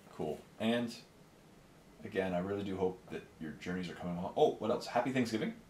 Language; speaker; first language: English; native; English